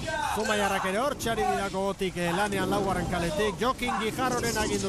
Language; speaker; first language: Basque; native; Basque